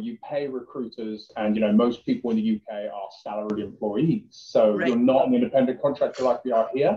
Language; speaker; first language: English; native; English